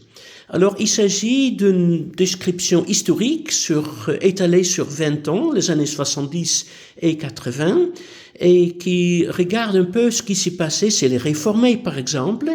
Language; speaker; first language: French; non-native, fluent; Dutch